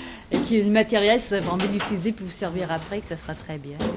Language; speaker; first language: French; native; French